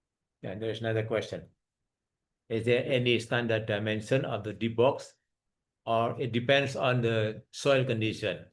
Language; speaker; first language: English; non-native, learner; Indonesian